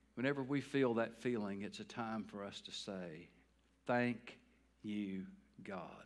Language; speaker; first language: English; native; English